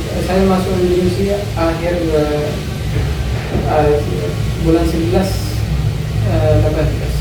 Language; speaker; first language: Indonesian; non-native, learner; Arabic